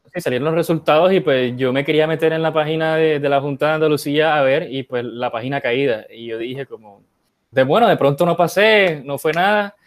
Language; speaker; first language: Spanish; native; Spanish